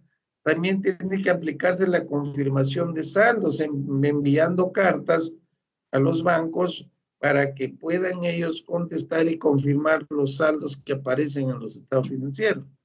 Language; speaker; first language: Spanish; native; Spanish